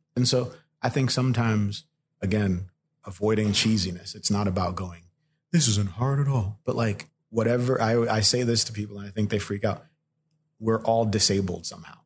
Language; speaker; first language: English; early bilingual, other home language; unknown